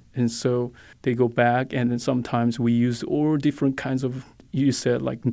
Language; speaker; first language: English; non-native, fluent; Korean